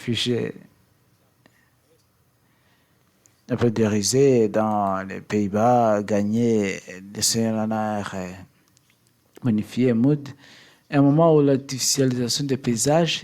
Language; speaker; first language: French; non-native, learner; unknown